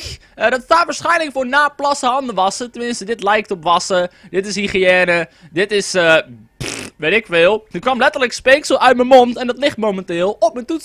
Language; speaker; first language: Dutch; native; Dutch